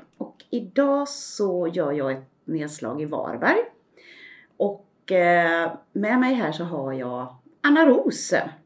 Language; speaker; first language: Swedish; native; Swedish